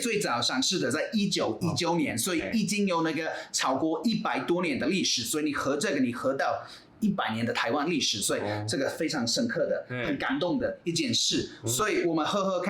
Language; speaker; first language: Chinese; non-native, fluent; English